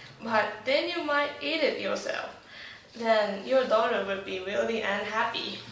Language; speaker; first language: English; non-native, fluent; Japanese